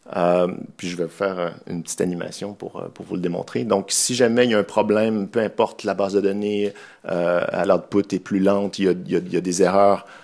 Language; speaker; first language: French; native; French